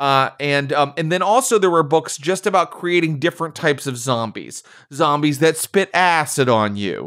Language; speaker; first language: English; native; English